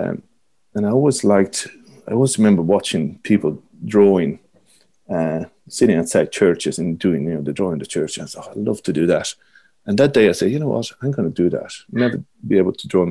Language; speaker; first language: English; non-native, fluent; Italian